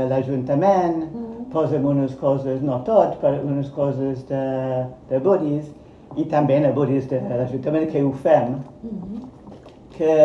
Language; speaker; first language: Catalan; non-native, fluent; Spanish